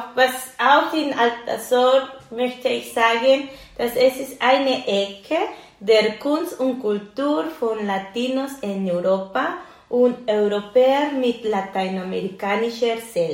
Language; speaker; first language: German; non-native, learner; Spanish